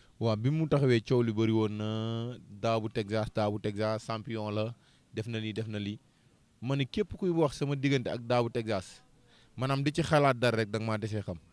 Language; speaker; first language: Wolof; native; Wolof